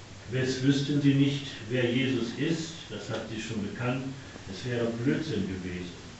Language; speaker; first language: German; native; German